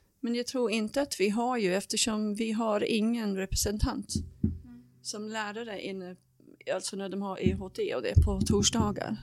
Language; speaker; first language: Swedish; non-native, fluent; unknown